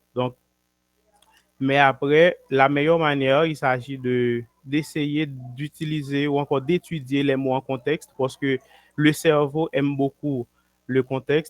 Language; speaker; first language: French; non-native, local second language; Haitian Creole